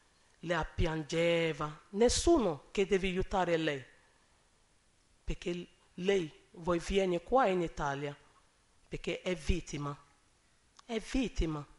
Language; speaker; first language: Italian; non-native, learner; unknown